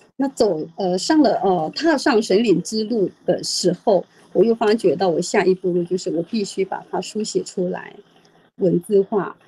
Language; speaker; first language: Chinese; non-native, local second language; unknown